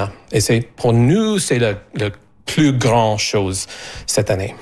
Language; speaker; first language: French; non-native, learner; English